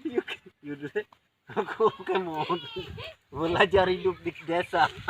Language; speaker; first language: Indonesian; non-native, learner; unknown